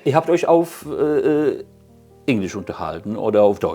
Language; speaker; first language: German; non-native, fluent; Polish